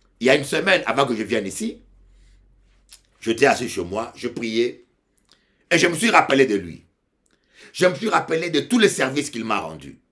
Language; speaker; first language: French; non-native, local second language; Lingala